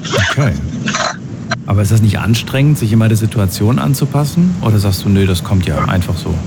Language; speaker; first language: German; native; German